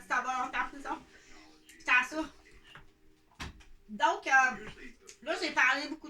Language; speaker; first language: French; native; French